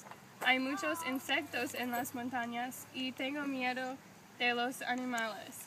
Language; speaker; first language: Spanish; non-native, learner; English